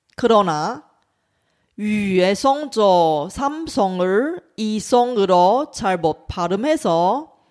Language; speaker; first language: Korean; non-native, fluent; Chinese